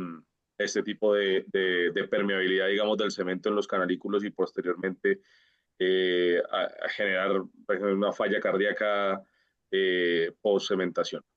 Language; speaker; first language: Spanish; native; Spanish